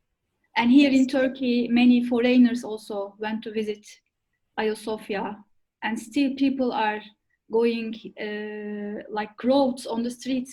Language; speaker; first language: English; non-native, fluent; Turkish